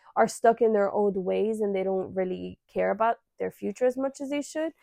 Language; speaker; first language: English; early bilingual, other home language; Spanish